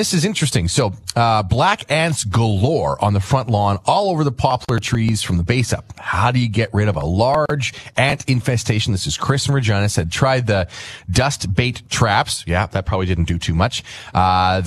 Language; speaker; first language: English; native; English